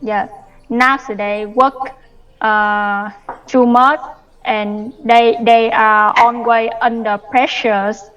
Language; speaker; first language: English; non-native, learner; Vietnamese